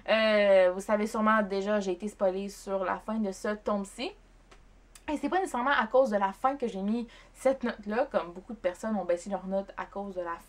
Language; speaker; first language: French; native; French